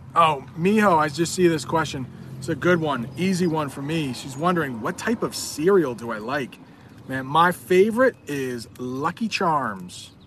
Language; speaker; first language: English; native; English